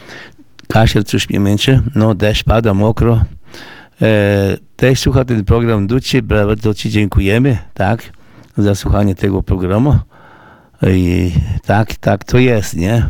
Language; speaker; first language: Polish; early bilingual, heritage; Portuguese